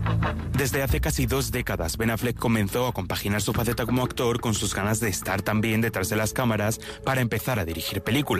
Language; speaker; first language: Spanish; native; Spanish